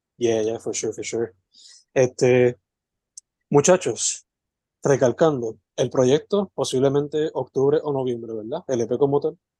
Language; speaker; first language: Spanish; native; Spanish